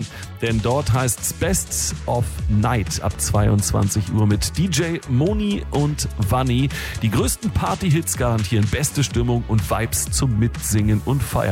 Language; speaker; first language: German; native; German